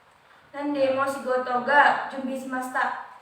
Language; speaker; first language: Japanese; non-native, learner; Indonesian